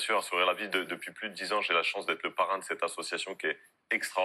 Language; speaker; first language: French; native; French